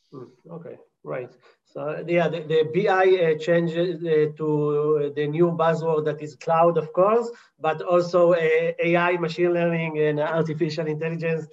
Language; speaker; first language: English; non-native, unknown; Hebrew